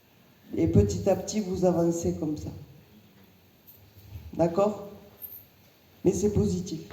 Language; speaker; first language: French; native; French